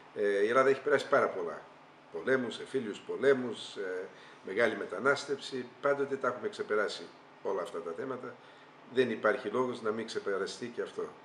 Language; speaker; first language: Greek; early bilingual, heritage; Greek